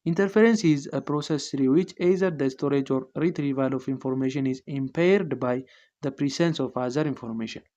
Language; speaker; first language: English; non-native, local second language; Amharic